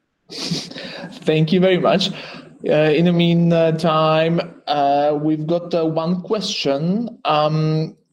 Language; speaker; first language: English; non-native, fluent; Czech